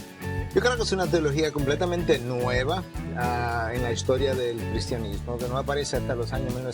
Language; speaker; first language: Spanish; native; Spanish